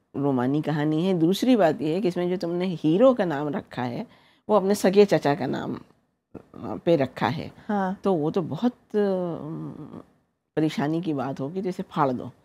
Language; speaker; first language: Urdu; native; Urdu